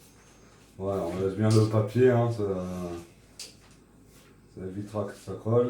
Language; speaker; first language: French; native; French